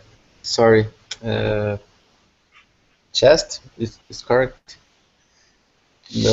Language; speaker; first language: English; non-native, learner; Portuguese